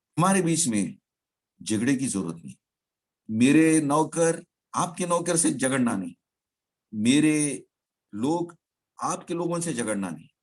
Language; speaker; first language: Hindi; non-native, local second language; Telugu